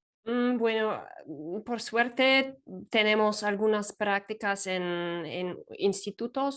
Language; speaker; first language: Spanish; non-native, fluent; German